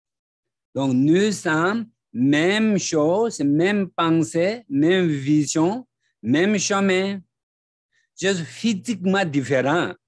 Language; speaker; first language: French; non-native, learner; Tibetan